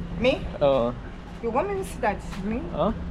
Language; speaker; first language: English; non-native, learner; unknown